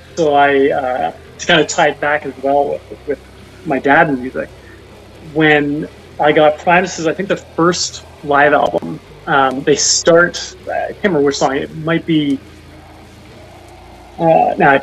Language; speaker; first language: English; native; English